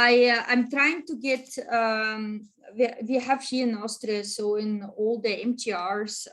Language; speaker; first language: English; non-native, learner; Russian